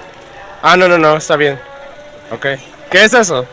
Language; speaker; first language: Spanish; non-native, learner; English